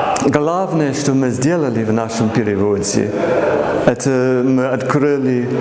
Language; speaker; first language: Russian; non-native, fluent; English